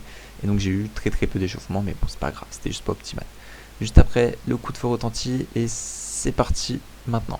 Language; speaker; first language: French; native; French